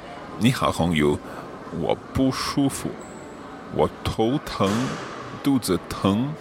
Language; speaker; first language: Chinese; non-native, learner; English